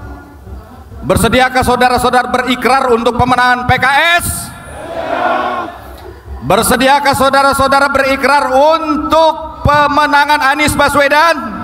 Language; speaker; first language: Indonesian; native; Indonesian